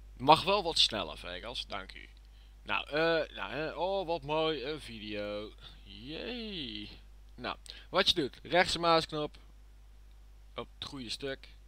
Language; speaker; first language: Dutch; native; Dutch